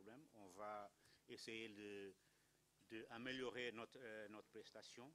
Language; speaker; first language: French; non-native, fluent; Kabuverdianu